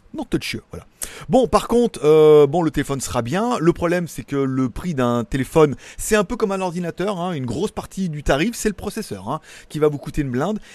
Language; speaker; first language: French; native; French